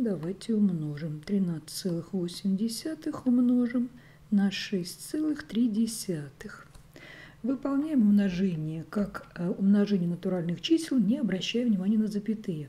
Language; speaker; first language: Russian; native; Russian